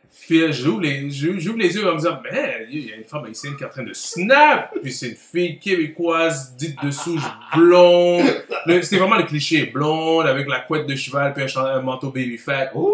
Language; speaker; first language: French; early bilingual, heritage; French